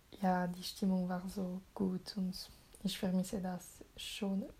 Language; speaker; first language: German; non-native, learner; French